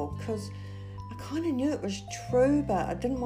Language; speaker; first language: English; native; English